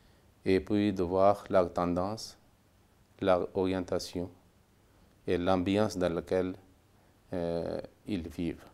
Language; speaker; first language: French; non-native, fluent; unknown